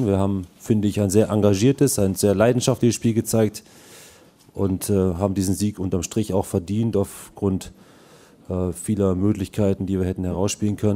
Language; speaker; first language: German; native; German